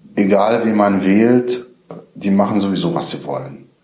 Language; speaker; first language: German; native; German